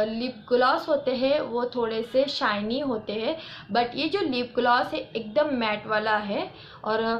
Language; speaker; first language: Hindi; non-native, local second language; Marathi